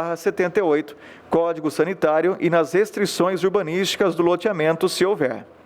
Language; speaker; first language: Portuguese; native; Portuguese